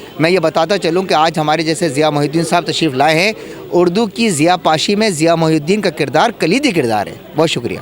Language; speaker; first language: Urdu; native; Urdu